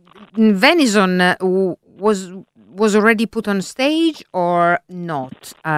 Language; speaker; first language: English; non-native, fluent; Italian